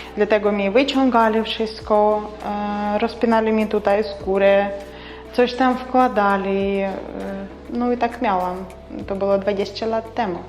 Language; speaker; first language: Polish; non-native, learner; Ukrainian